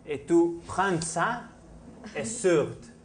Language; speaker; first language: French; non-native, learner; Spanish